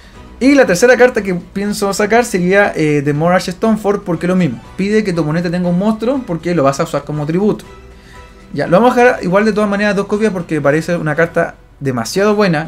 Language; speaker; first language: Spanish; native; Spanish